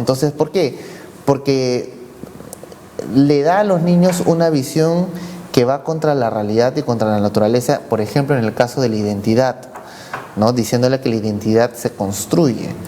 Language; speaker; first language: Spanish; native; Spanish